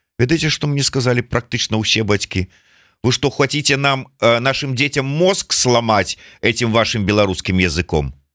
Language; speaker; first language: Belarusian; non-native, local second language; Russian